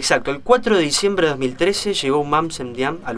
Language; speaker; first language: Spanish; native; Spanish